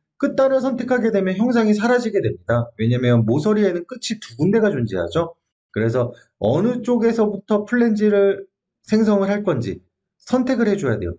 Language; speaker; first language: Korean; native; Korean